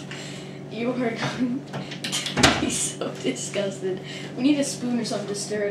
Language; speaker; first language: English; native; English